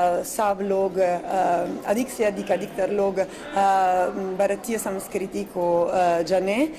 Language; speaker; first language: Hindi; non-native, fluent; Italian